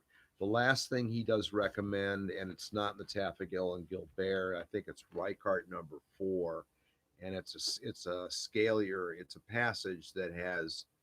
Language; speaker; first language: English; native; English